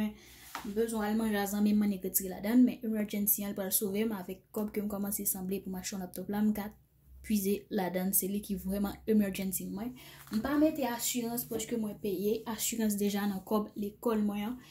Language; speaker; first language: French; non-native, learner; Haitian Creole